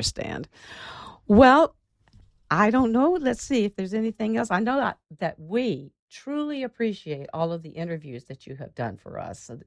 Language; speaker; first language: English; native; English